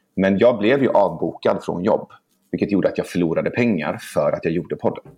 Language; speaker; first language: Swedish; early bilingual, other home language; Persian